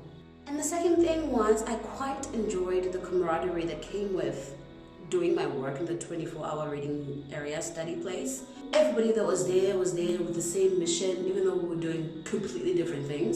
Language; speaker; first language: English; non-native, local second language; Zulu